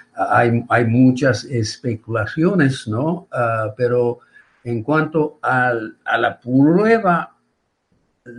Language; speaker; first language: Spanish; non-native, fluent; Japanese